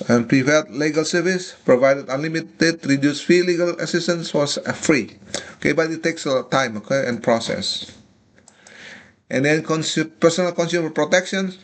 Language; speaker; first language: English; non-native, fluent; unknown